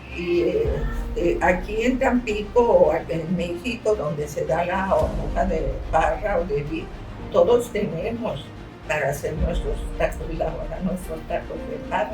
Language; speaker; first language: Spanish; non-native, fluent; Arabic